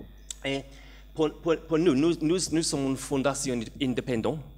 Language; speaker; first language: French; non-native, learner; English